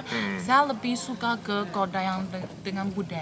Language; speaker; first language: Indonesian; non-native, fluent; Chinese